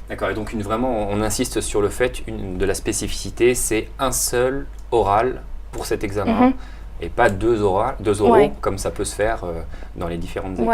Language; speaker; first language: French; native; French